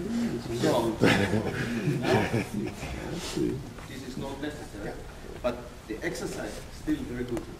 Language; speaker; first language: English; non-native, learner; German